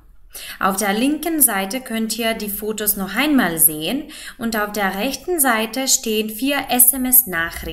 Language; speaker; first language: German; non-native, fluent; Macedonian